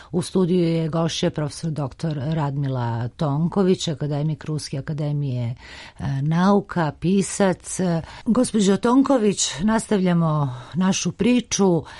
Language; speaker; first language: Serbian; native; Serbian